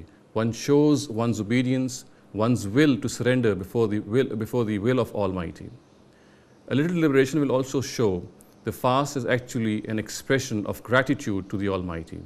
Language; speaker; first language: English; non-native, local second language; Urdu